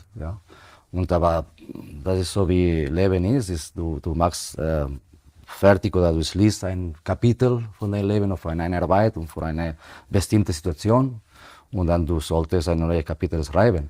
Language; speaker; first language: German; non-native, fluent; Spanish